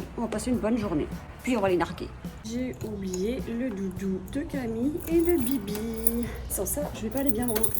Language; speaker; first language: French; native; French